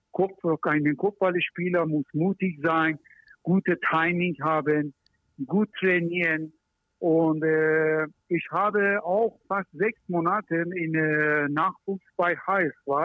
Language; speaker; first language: German; non-native, learner; Persian